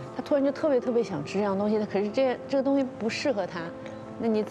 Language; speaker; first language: Chinese; native; Chinese